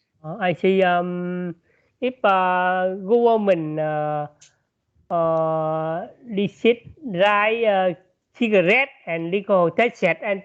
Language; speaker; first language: English; non-native, learner; Vietnamese